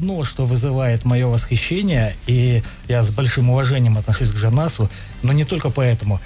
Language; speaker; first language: Russian; native; Russian